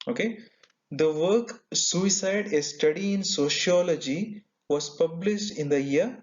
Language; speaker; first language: English; non-native, local second language; Kannada